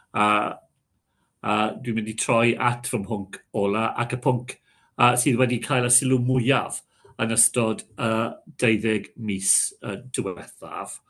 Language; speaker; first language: Welsh; non-native, local second language; English